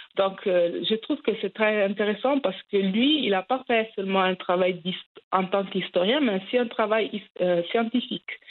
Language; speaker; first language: French; early bilingual, heritage; French